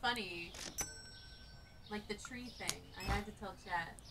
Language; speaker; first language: English; native; English